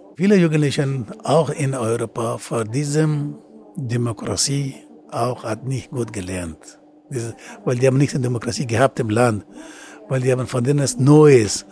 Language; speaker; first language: German; non-native, learner; Persian